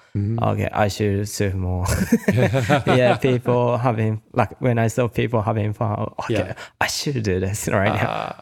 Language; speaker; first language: English; non-native, learner; Japanese